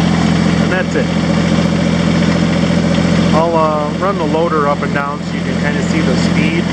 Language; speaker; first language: English; native; English